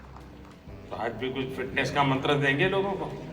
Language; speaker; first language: Hindi; native; Hindi